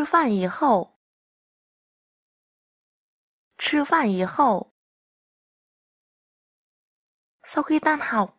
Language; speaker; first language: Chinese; non-native, fluent; Vietnamese